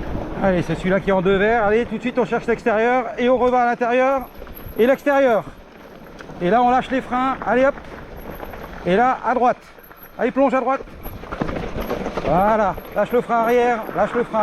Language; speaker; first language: French; native; French